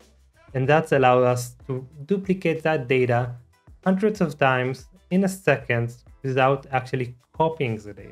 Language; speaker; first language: English; non-native, fluent; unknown